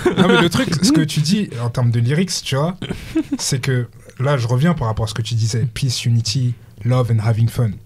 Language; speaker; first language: French; native; French